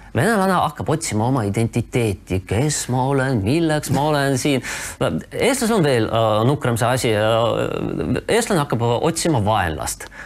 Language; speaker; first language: Estonian; non-native, local second language; Russian